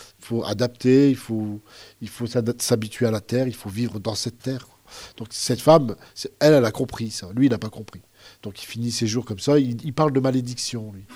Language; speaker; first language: French; early bilingual, other home language; Arabic